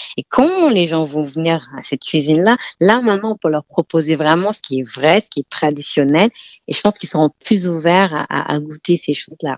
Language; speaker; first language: French; non-native, local second language; Wolof